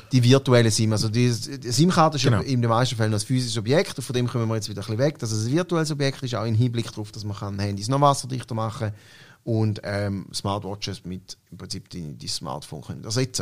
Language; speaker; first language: German; native; German